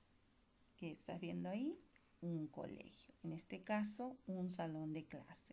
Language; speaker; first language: Spanish; native; Spanish